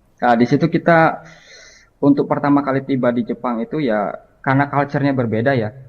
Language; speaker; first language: Indonesian; native; Indonesian